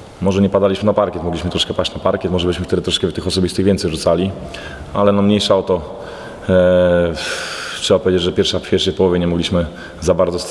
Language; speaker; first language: Polish; native; Polish